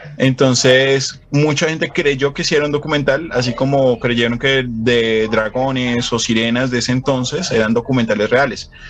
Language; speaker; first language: Spanish; native; Spanish